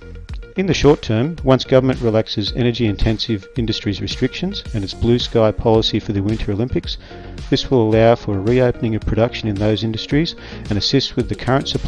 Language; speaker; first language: English; native; English